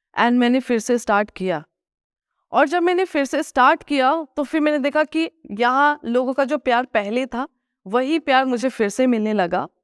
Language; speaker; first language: Hindi; non-native, local second language; Nepali